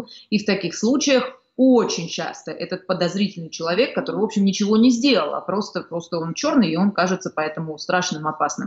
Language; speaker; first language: Russian; native; Russian